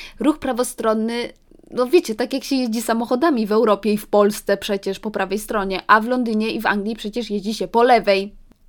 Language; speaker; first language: Polish; early bilingual, heritage; Polish